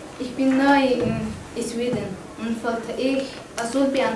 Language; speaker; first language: German; non-native, learner; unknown